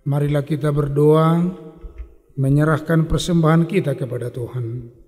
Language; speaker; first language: Indonesian; non-native, local second language; Batak Toba